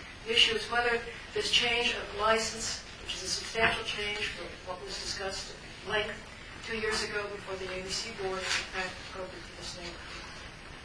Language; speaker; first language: English; native; English